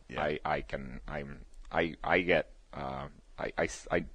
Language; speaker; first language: English; early bilingual, other home language; Spanish